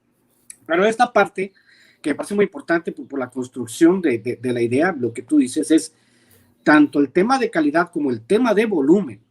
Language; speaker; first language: Spanish; native; Spanish